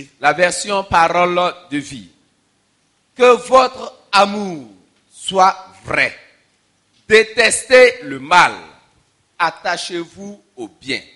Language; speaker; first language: French; non-native, local second language; Mossi